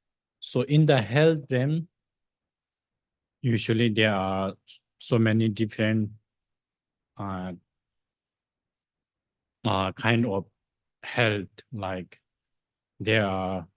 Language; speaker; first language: English; non-native, fluent; Tibetan